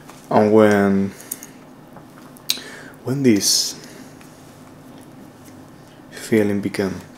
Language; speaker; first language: English; non-native, learner; Spanish